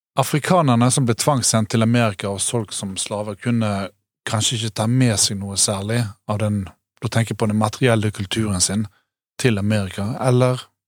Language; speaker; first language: Norwegian; native; Norwegian